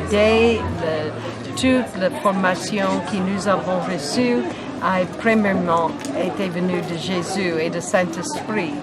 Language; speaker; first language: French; non-native, learner; English